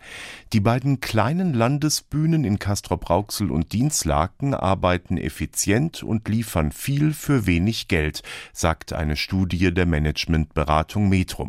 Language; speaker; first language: German; native; German